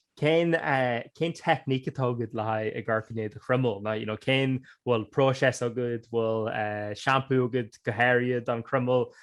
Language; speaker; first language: Irish; native; Irish